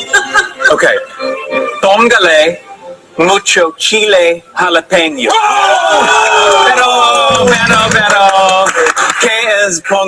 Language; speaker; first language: Spanish; non-native, learner; English